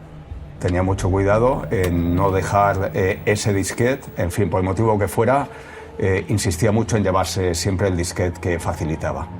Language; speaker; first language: Spanish; native; Spanish